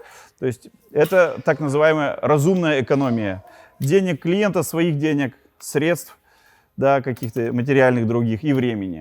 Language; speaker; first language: Russian; native; Russian